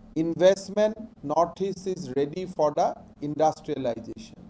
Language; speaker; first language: English; non-native, local second language; Assamese